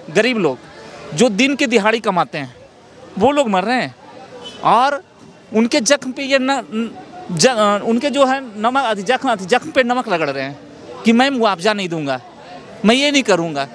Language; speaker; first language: Hindi; native; Hindi